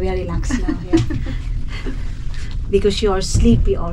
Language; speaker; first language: English; non-native, learner; Filipino